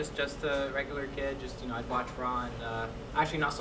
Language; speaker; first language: English; native; English